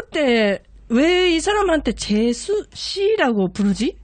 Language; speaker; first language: Korean; non-native, fluent; Japanese